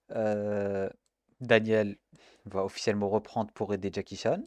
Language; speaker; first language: French; native; French